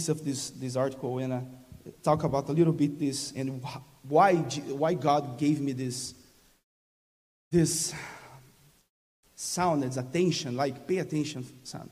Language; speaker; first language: English; non-native, learner; Portuguese